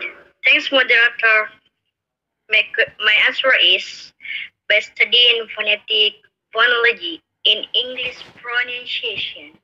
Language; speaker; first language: English; non-native, learner; Indonesian